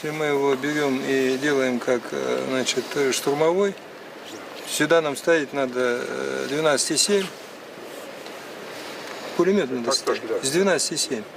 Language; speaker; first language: Russian; native; Russian